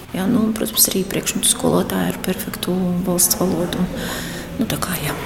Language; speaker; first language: Latvian; non-native, local second language; Russian